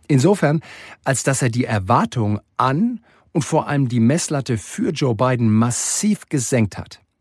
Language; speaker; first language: German; native; German